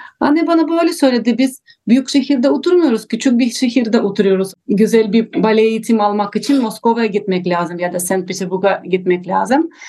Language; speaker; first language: Turkish; non-native, learner; Russian